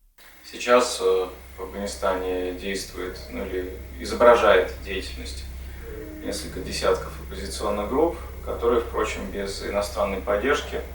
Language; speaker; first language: Russian; native; Russian